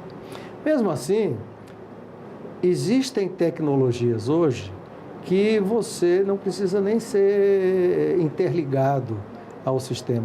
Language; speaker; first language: Portuguese; native; Portuguese